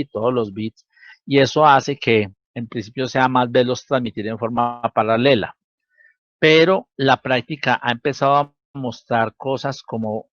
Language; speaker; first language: Spanish; native; Spanish